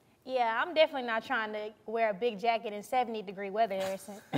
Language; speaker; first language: English; native; English